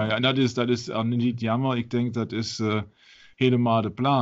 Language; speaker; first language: Dutch; non-native, learner; German